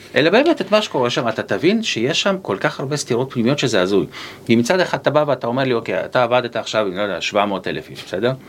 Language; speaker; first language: Hebrew; native; Hebrew